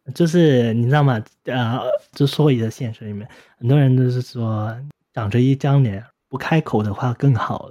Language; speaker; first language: Chinese; non-native, local second language; Cantonese